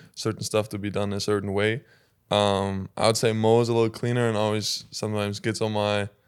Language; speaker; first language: English; non-native, fluent; German